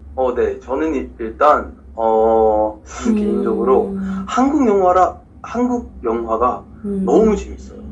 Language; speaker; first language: Korean; non-native, fluent; English